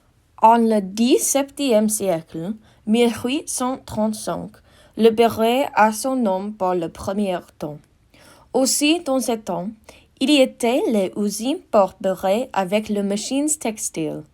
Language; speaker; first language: French; non-native, learner; English